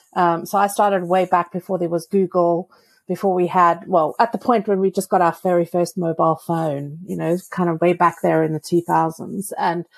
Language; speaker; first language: English; native; English